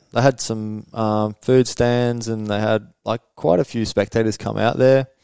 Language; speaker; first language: English; early bilingual, other home language; Swedish